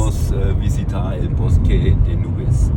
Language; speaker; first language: Spanish; non-native, learner; German